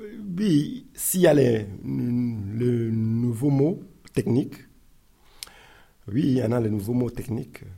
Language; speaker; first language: French; non-native, learner; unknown